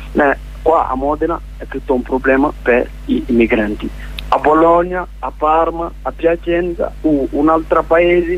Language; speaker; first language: Italian; non-native, learner; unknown